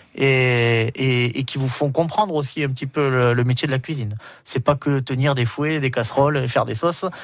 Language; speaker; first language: French; native; French